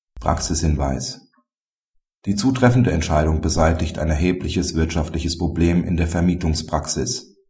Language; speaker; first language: German; native; German